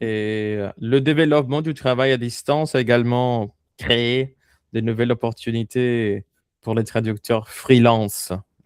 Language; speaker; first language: French; non-native, fluent; Spanish